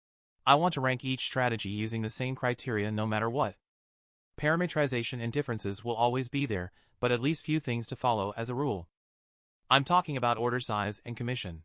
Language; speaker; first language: English; non-native, fluent; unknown